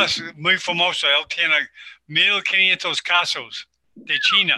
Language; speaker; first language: Spanish; non-native, learner; English